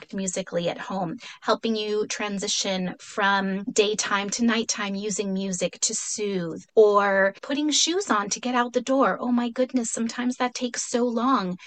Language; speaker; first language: English; non-native, fluent; Spanish